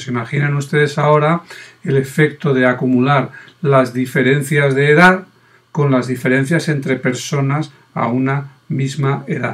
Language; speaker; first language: Spanish; native; Spanish